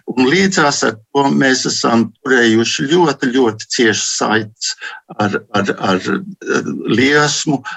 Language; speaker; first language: Latvian; early bilingual, heritage; Latvian